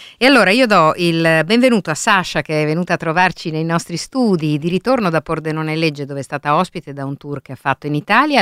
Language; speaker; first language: Italian; native; Italian